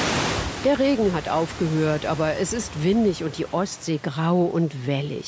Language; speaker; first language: German; native; German